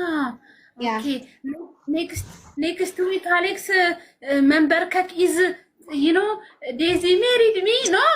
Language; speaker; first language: English; non-native, learner; Amharic